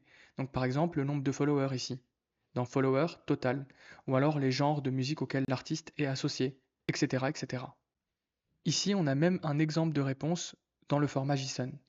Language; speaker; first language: French; native; French